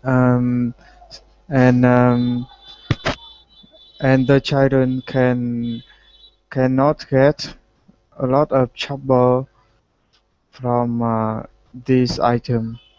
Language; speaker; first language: English; non-native, learner; Vietnamese